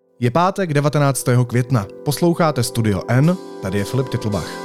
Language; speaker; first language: Czech; native; Czech